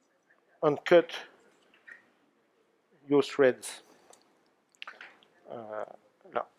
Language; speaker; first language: English; non-native, learner; French